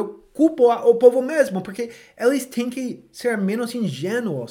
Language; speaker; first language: Portuguese; non-native, fluent; English